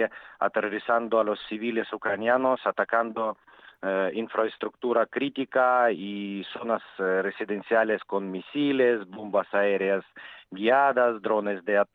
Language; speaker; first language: Spanish; non-native, fluent; Ukrainian